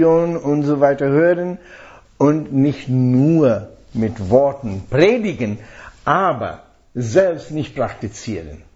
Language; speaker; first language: German; non-native, fluent; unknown